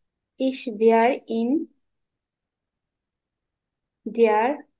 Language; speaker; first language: German; non-native, learner; Bangla